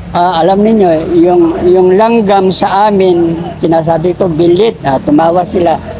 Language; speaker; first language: Filipino; non-native, local second language; Iloko